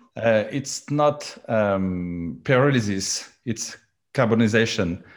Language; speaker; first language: English; non-native, learner; French